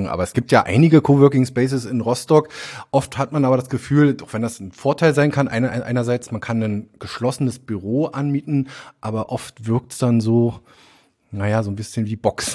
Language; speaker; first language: German; native; German